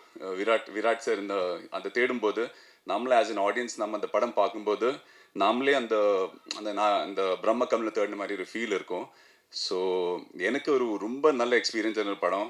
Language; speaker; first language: Tamil; non-native, fluent; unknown